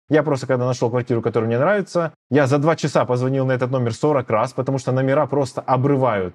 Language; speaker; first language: Russian; native; Russian